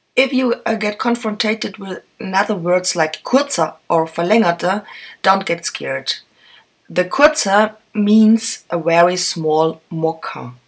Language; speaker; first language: English; non-native, fluent; German